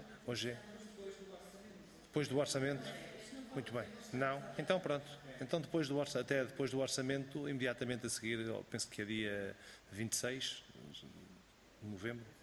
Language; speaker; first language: Portuguese; native; Portuguese